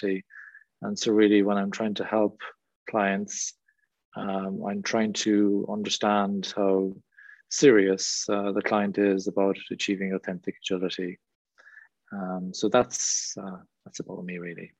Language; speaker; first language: English; native; English